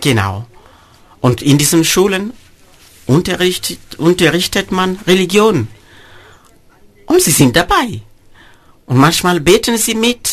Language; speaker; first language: German; non-native, fluent; Mossi